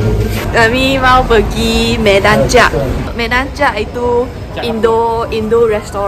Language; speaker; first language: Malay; non-native, local second language; Chinese